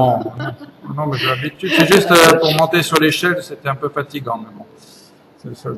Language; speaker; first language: French; native; French